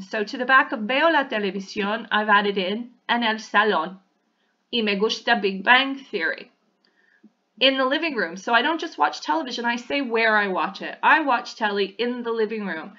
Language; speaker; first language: English; native; English